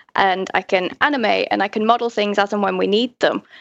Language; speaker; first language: English; native; English